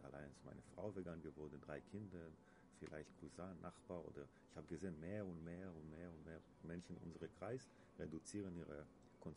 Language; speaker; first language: German; non-native, learner; Hebrew